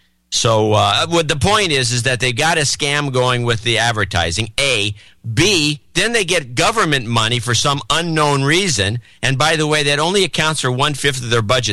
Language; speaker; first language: English; native; English